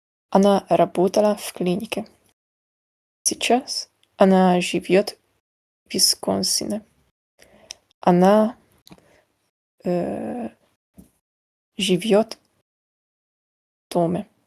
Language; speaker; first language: Russian; non-native, learner; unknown